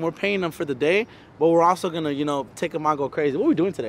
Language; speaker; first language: English; early bilingual, other home language; Spanish